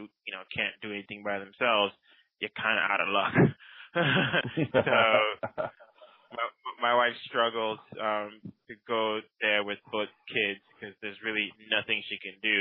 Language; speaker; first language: English; non-native, local second language; Akan